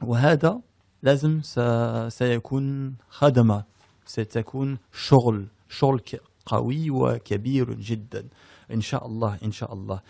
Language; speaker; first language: Arabic; early bilingual, heritage; French